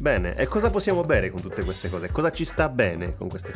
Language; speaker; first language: Italian; native; Italian